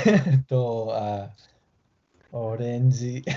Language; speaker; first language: Japanese; non-native, learner; English